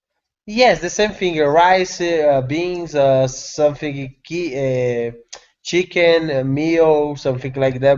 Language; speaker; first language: English; non-native, learner; Portuguese